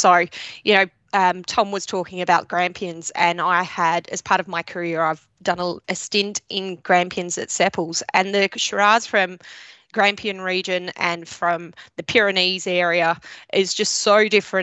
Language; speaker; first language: English; native; English